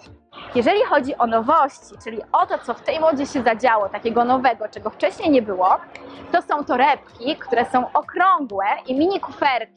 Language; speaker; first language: Polish; native; Polish